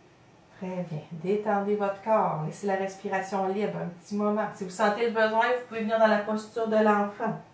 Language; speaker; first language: French; native; French